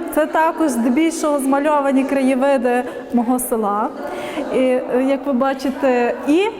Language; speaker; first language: Ukrainian; native; Ukrainian